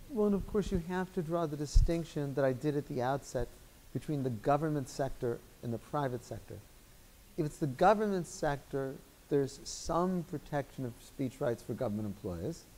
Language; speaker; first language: English; native; English